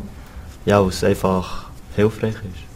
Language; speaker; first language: German; non-native, learner; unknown